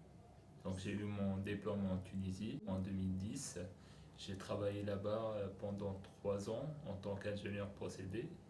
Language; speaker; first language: French; non-native, local second language; Arabic